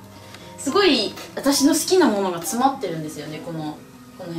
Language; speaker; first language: Japanese; native; Japanese